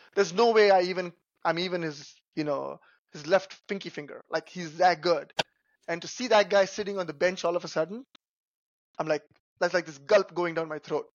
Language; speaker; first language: English; non-native, local second language; Tamil